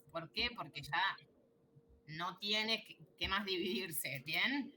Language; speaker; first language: Spanish; native; Spanish